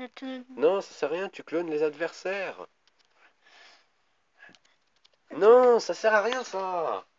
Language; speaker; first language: French; native; French